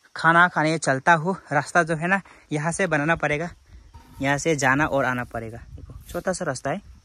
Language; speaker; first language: Hindi; non-native, local second language; Garo